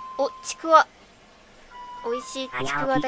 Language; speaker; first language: Japanese; native; Japanese